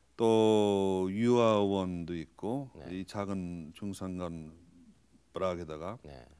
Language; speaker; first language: Korean; non-native, fluent; English